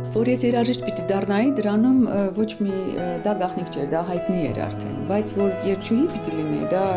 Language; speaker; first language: Armenian; native; Armenian